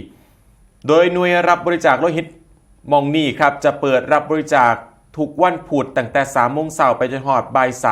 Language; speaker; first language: Thai; non-native, local second language; Northeastern Thai